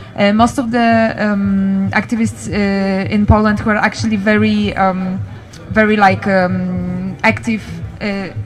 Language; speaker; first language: English; non-native, learner; Polish